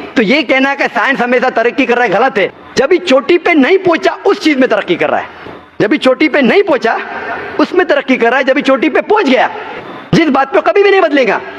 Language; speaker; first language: Hindi; non-native, local second language; Konkani